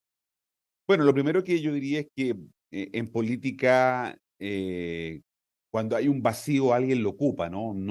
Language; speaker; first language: Spanish; native; Spanish